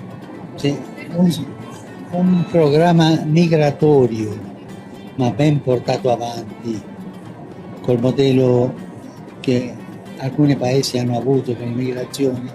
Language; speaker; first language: Italian; non-native, fluent; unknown